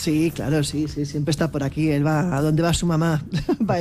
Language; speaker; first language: Spanish; native; Spanish